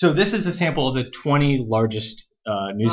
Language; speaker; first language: English; native; English